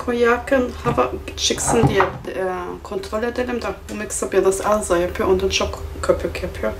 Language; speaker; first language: Turkish; non-native, fluent; German